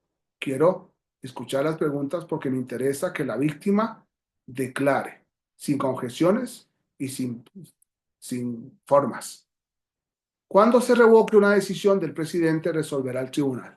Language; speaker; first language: Spanish; native; Spanish